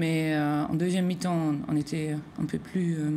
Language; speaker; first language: French; non-native, fluent; Danish